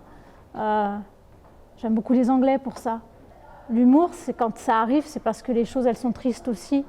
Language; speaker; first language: French; native; French